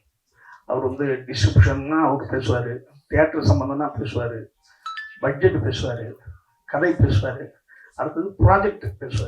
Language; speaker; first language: Tamil; native; Tamil